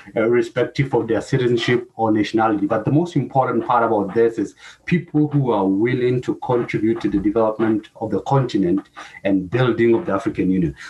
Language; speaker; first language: English; non-native, local second language; Southern Sotho